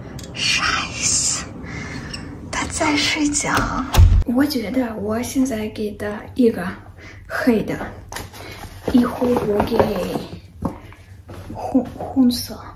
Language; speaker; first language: Chinese; non-native, learner; Ukrainian